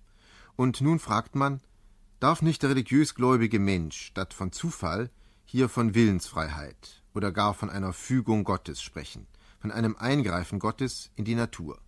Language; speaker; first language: German; native; German